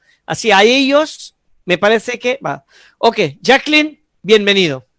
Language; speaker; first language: Spanish; non-native, fluent; Bangla